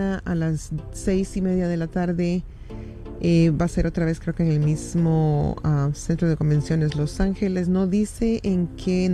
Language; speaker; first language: Spanish; native; Spanish